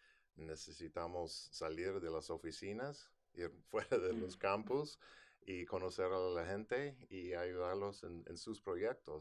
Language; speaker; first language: Spanish; non-native, fluent; English